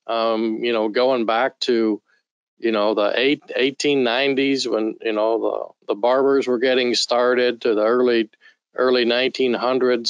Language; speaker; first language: English; native; English